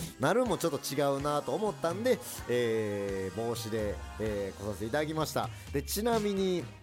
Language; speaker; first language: Japanese; early bilingual, other home language; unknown